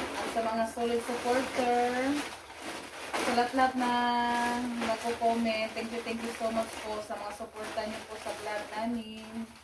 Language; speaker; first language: Filipino; non-native, local second language; Cebuano